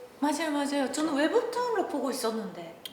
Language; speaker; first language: Korean; non-native, learner; Japanese